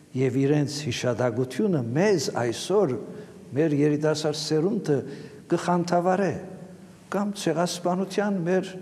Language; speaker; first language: Armenian; early bilingual, heritage; Armenian